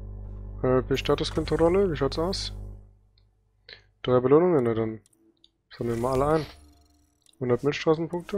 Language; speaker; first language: German; native; German